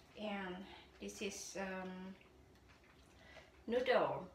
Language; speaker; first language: English; non-native, learner; Thai